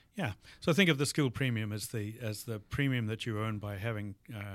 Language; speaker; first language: English; native; English